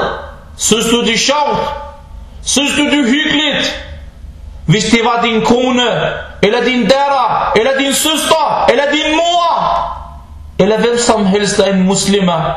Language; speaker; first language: Danish; non-native, fluent; Arabic